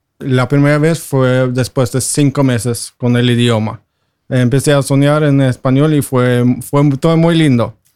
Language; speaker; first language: Spanish; non-native, fluent; Norwegian